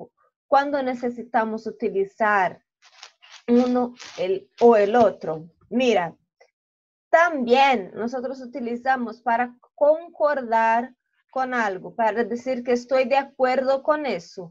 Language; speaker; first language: Spanish; non-native, fluent; Portuguese